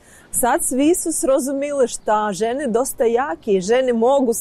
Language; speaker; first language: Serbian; non-native, learner; Ukrainian